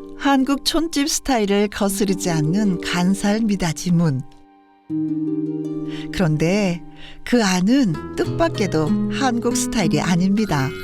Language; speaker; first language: Korean; native; Korean